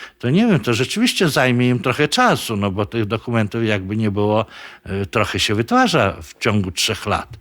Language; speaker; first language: Polish; native; Polish